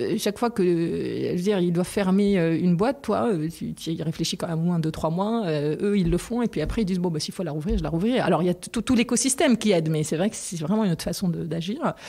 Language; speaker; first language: French; non-native, local second language; Arabic